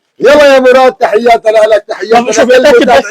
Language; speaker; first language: Arabic; native; Arabic